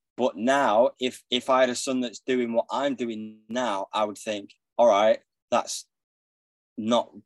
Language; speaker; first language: English; native; English